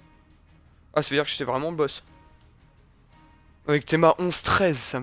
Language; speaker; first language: French; native; French